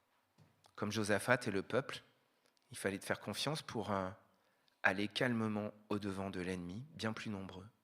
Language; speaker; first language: French; native; French